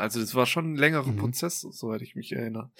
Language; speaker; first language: German; native; German